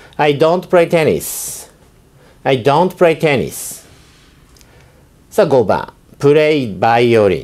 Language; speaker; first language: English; non-native, fluent; Japanese